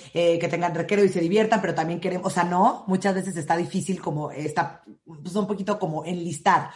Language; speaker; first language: Spanish; native; Spanish